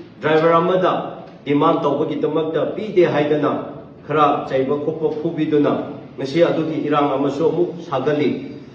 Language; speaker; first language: Manipuri; non-native, local second language; Tangkhul Naga (India)